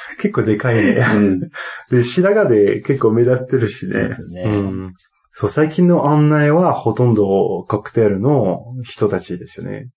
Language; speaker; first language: Japanese; non-native, fluent; French